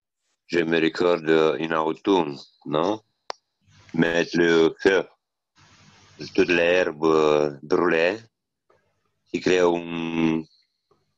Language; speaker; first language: French; non-native, learner; Italian